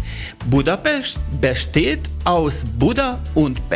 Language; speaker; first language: German; non-native, learner; Hungarian